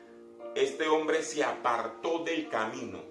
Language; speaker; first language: Spanish; native; Spanish